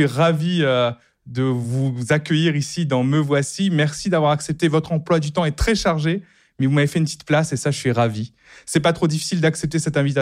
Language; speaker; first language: French; native; French